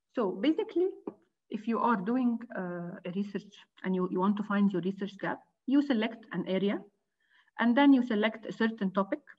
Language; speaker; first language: English; non-native, fluent; Arabic